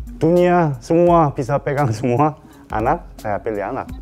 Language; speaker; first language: Indonesian; non-native, learner; Korean